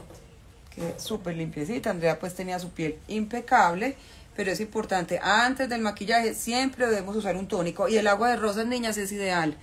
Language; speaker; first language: Spanish; native; Spanish